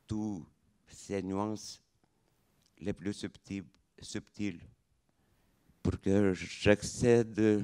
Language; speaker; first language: French; non-native, fluent; Lithuanian